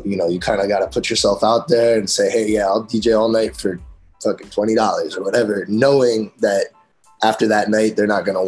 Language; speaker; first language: English; native; English